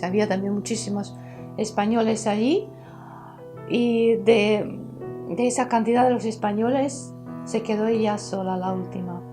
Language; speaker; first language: Spanish; early bilingual, heritage; Spanish